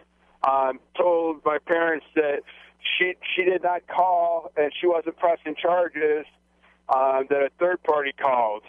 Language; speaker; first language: English; non-native, fluent; Greek